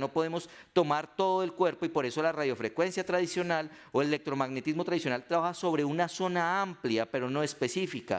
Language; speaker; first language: Spanish; native; Spanish